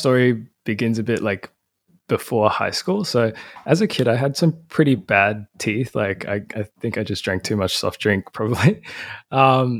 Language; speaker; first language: English; native; English